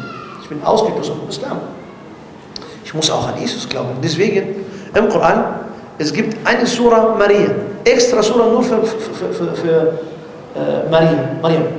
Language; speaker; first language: German; non-native, learner; Arabic